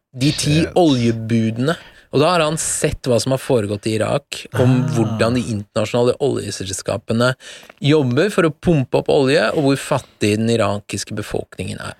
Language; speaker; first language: Norwegian; early bilingual, other home language; Persian